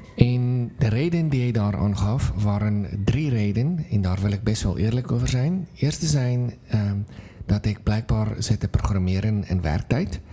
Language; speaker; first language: Dutch; non-native, fluent; Afrikaans